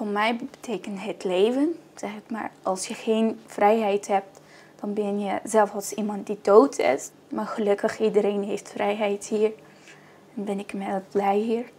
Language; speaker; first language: Dutch; non-native, learner; Arabic